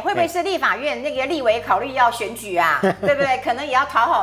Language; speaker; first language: Chinese; native; Chinese